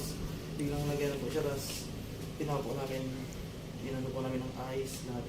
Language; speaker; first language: Filipino; native; Filipino